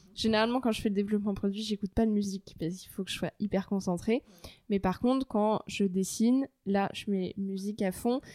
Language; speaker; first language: French; native; French